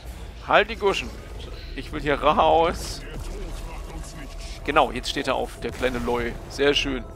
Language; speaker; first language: German; native; German